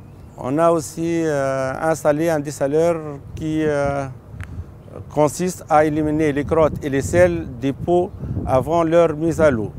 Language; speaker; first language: French; non-native, local second language; Arabic